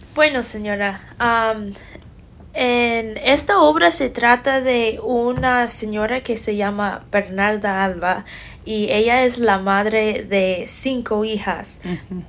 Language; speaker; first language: Spanish; non-native, learner; English